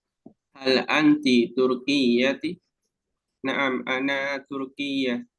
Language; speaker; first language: Arabic; non-native, learner; Indonesian